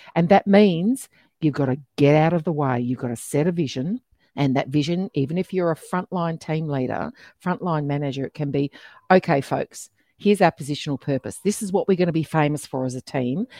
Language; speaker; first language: English; native; English